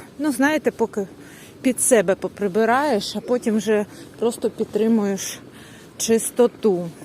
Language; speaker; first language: Ukrainian; non-native, local second language; Russian